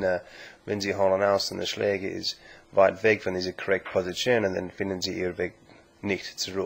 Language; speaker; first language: German; non-native, learner; English